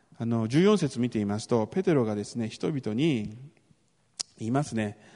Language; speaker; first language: Japanese; early bilingual, other home language; Korean